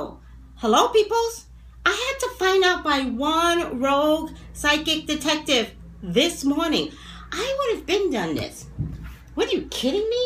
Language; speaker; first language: English; native; English